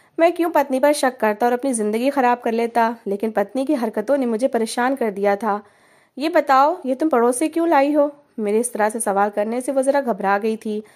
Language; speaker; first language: Hindi; native; Hindi